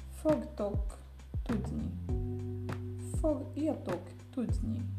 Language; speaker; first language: Hungarian; non-native, learner; Portuguese